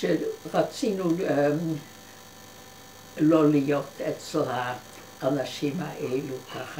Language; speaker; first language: Hebrew; non-native, fluent; Dutch